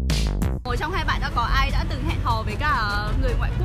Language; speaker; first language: Vietnamese; native; Vietnamese